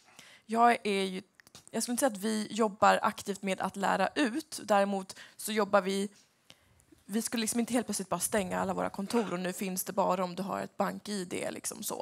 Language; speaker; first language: Swedish; native; Swedish